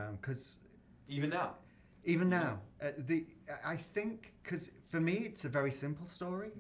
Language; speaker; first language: English; native; English